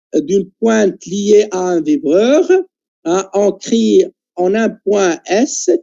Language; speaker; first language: French; non-native, local second language; Arabic